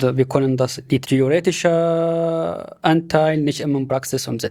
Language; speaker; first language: German; non-native, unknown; Arabic